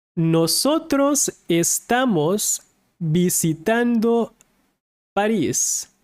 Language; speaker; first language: Spanish; non-native, fluent; English